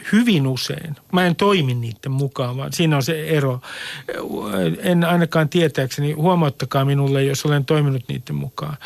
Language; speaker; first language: Finnish; native; Finnish